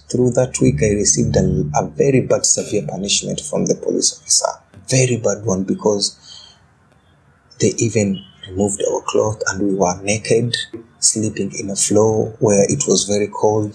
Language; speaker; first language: English; non-native, local second language; Swahili